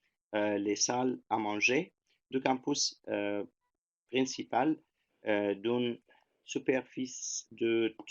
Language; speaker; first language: French; non-native, fluent; Turkish